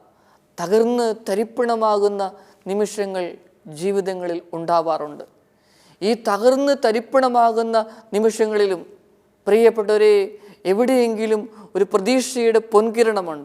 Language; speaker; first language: Malayalam; native; Malayalam